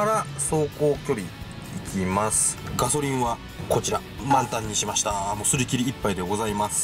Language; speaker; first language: Japanese; native; Japanese